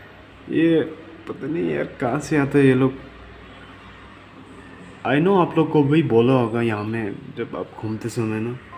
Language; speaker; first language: Hindi; non-native, fluent; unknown